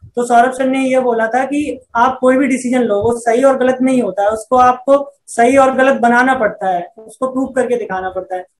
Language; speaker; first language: Hindi; native; Hindi